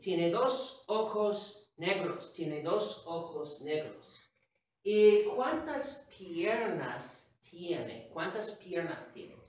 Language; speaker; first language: Spanish; non-native, fluent; English